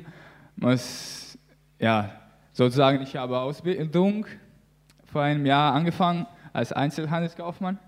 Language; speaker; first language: German; non-native, learner; Latvian